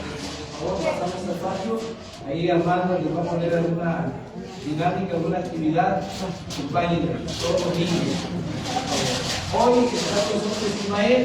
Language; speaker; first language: Spanish; native; Spanish